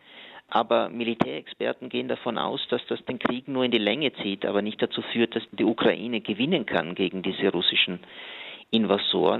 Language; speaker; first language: German; native; German